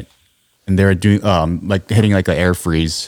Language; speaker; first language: English; non-native, fluent; Korean